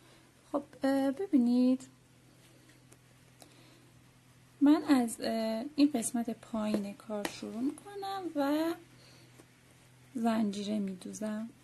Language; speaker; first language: Persian; native; Persian